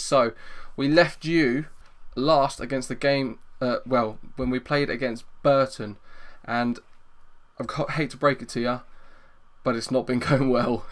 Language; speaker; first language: English; native; English